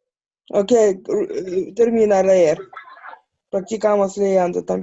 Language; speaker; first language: Spanish; non-native, learner; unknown